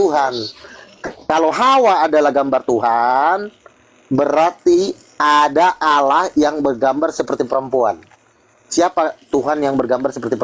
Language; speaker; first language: Malay; native; Malay